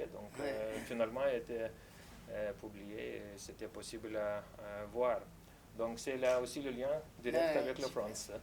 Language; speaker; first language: French; non-native, fluent; Lithuanian